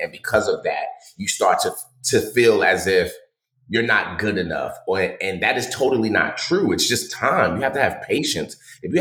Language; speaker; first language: English; native; English